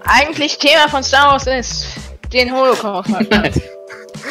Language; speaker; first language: German; native; German